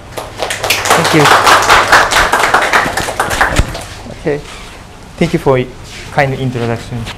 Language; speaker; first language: English; non-native, fluent; Japanese